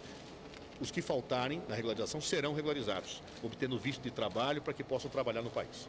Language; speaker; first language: Portuguese; native; Portuguese